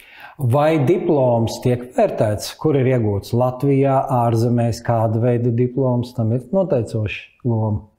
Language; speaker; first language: Latvian; native; Latvian